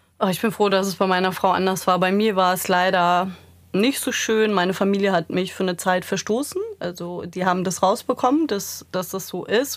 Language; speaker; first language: German; early bilingual, other home language; Serbian